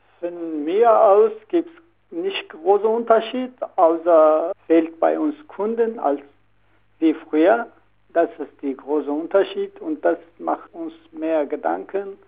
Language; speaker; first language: German; non-native, learner; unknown